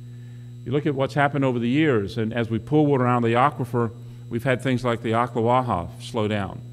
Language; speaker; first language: English; native; English